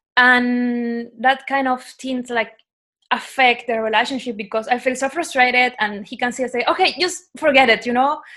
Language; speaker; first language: English; non-native, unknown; Spanish